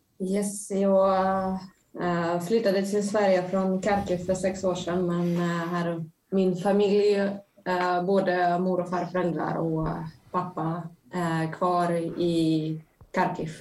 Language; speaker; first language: Swedish; non-native, fluent; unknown